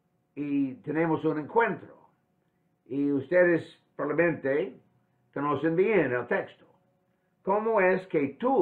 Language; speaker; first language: Spanish; non-native, fluent; English